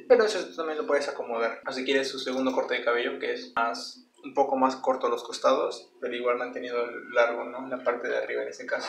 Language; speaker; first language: Spanish; native; Spanish